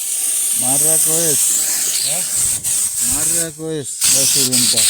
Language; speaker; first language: Arabic; non-native, learner; Bangla